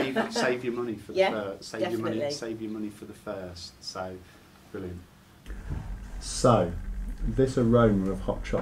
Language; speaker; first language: English; native; English